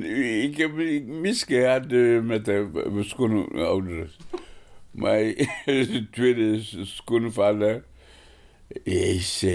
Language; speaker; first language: Dutch; non-native, learner; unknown